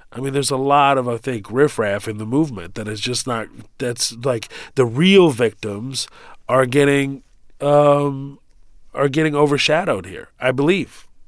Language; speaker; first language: English; early bilingual, other home language; Arabic